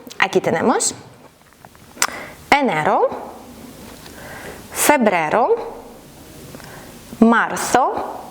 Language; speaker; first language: Spanish; non-native, fluent; Ukrainian